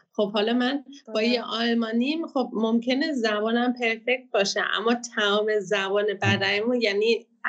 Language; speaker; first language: Persian; early bilingual, heritage; Persian